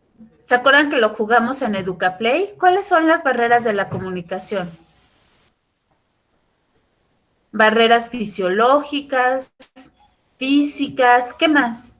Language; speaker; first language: Spanish; native; Spanish